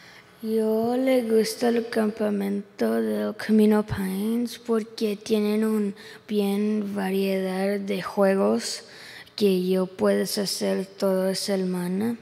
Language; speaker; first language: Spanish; early bilingual, heritage; English